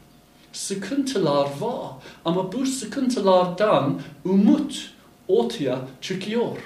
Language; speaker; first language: Turkish; non-native, fluent; English